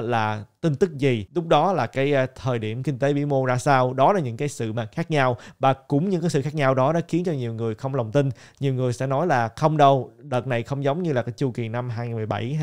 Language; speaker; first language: Vietnamese; native; Vietnamese